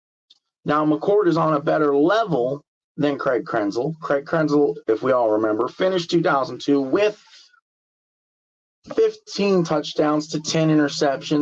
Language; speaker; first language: English; native; English